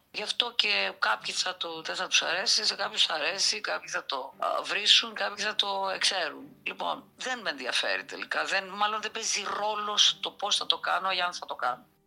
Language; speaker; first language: Greek; native; Greek